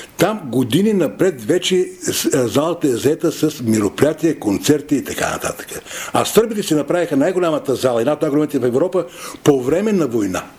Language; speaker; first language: Bulgarian; native; Bulgarian